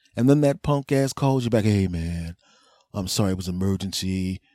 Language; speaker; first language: English; native; English